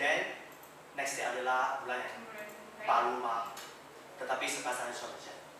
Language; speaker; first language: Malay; non-native, local second language; Chinese